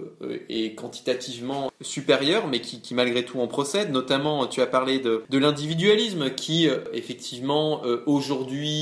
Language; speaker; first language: French; native; French